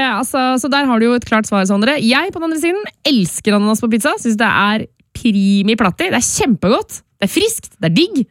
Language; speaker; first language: Norwegian; native; Norwegian